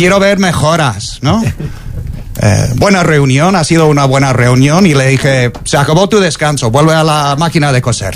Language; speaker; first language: Spanish; non-native, fluent; English